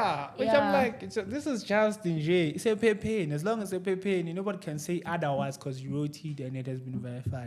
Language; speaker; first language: English; non-native, local second language; Zulu